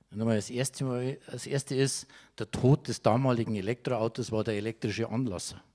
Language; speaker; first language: German; native; German